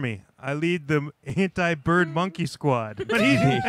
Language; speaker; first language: English; native; English